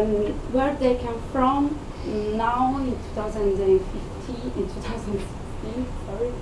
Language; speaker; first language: English; non-native, fluent; Italian